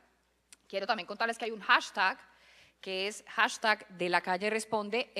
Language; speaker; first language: Spanish; native; Spanish